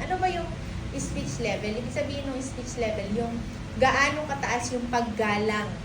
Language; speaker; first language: Filipino; native; Filipino